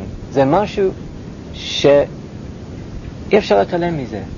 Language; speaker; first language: Hebrew; non-native, fluent; English